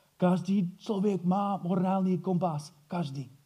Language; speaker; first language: Czech; non-native, fluent; English